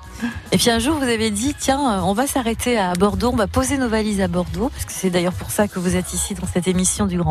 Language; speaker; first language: French; native; French